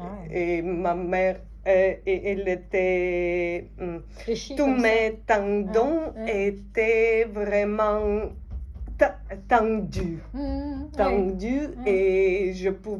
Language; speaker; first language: French; non-native, fluent; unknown